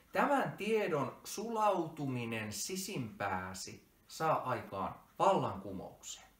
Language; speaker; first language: Finnish; native; Finnish